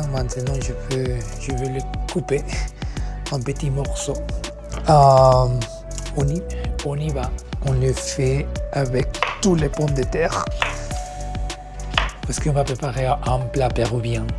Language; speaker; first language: French; non-native, learner; Spanish